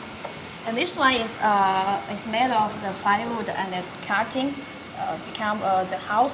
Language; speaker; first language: English; non-native, learner; Chinese